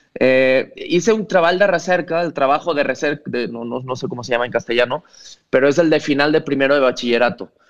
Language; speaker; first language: Spanish; non-native, local second language; Catalan